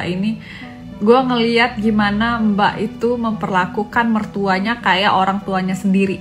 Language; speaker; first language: Indonesian; native; Indonesian